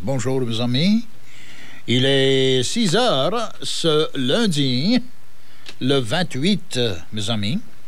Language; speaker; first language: French; early bilingual, heritage; French